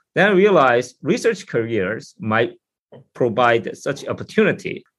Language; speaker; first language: English; non-native, fluent; Korean